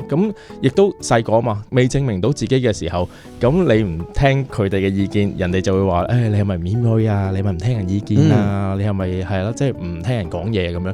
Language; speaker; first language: Cantonese; native; Cantonese